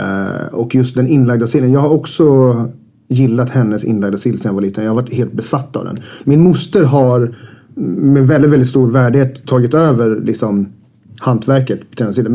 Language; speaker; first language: Swedish; native; Swedish